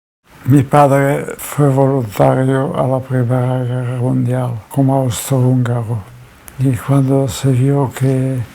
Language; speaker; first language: Spanish; early bilingual, other home language; German